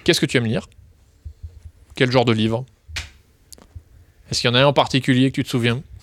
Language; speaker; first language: French; native; French